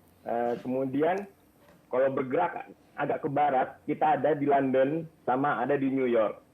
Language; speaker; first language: Indonesian; native; Indonesian